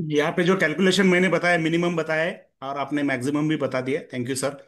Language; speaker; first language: Hindi; non-native, local second language; Marathi